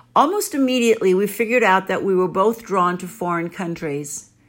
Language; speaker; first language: English; early bilingual, other home language; Greek